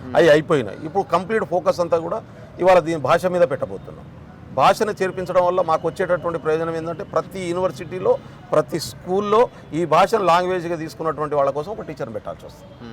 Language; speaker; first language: Telugu; non-native, local second language; Lambadi